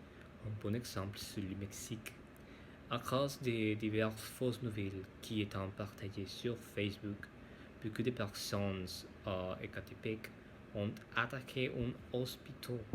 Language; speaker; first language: French; non-native, learner; Spanish